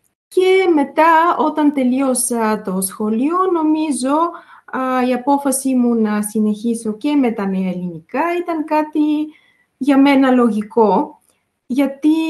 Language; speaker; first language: Greek; non-native, fluent; Bulgarian